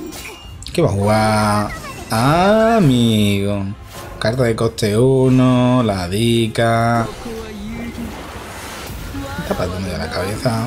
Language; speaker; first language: Spanish; native; Spanish